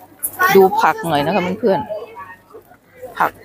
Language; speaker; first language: German; non-native, learner; Thai